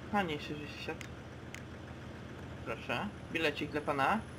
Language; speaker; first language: Polish; native; Polish